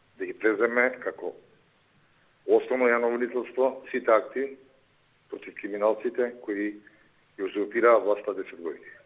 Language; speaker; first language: Macedonian; native; Macedonian